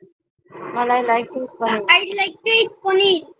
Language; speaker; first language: English; non-native, learner; Bangla